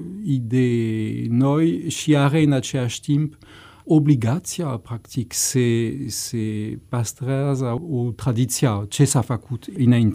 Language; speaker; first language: Romanian; non-native, fluent; French